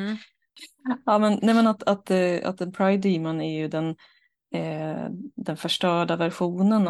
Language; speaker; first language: Swedish; native; Swedish